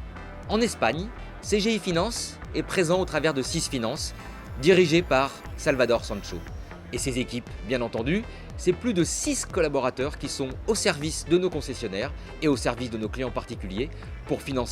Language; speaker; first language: French; native; French